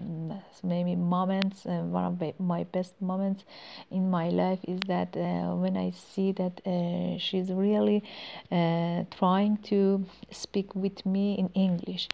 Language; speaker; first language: English; non-native, learner; Persian